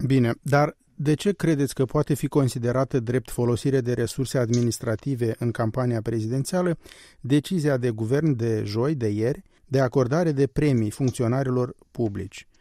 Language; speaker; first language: Romanian; native; Romanian